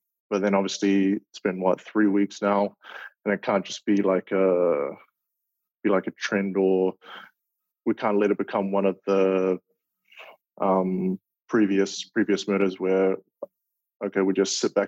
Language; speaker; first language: English; native; English